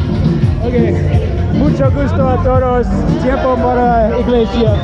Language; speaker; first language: Spanish; non-native, learner; English